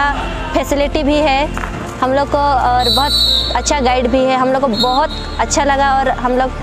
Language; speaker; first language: Hindi; non-native, local second language; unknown